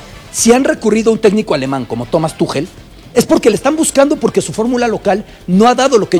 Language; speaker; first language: Spanish; native; Spanish